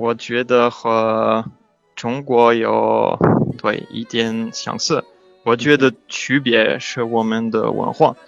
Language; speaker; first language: Chinese; non-native, learner; French